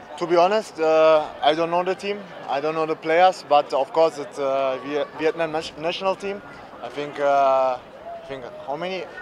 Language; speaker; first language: English; non-native, fluent; German